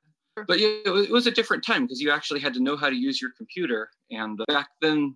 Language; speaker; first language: English; native; English